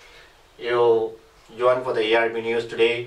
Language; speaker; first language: English; non-native, learner; Rohingya